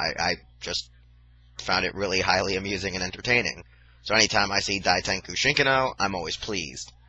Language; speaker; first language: English; native; English